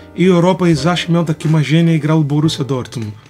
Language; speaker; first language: Polish; non-native, learner; Portuguese